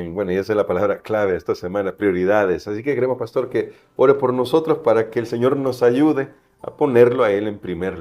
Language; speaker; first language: Spanish; native; Spanish